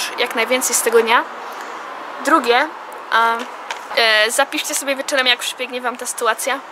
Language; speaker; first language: Polish; early bilingual, heritage; Polish